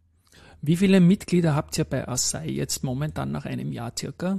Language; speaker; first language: German; native; German